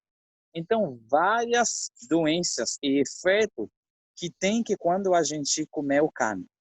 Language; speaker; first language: Portuguese; non-native, fluent; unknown